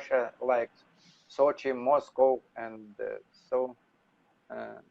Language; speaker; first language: English; non-native, learner; Russian